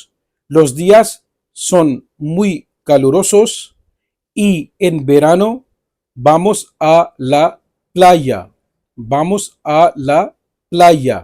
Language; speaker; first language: Spanish; non-native, fluent; Urdu